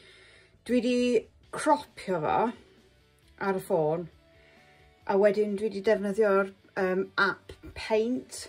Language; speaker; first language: Welsh; non-native, local second language; English